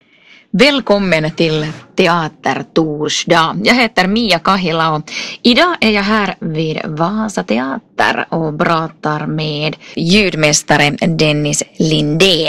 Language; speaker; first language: Swedish; non-native, fluent; Finnish